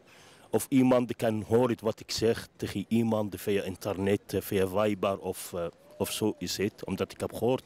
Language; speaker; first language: Dutch; non-native, learner; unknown